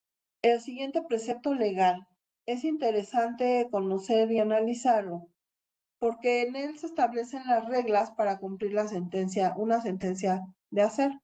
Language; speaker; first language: Spanish; native; Spanish